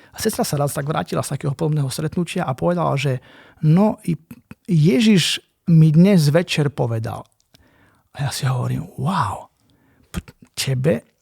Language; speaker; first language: Slovak; native; Slovak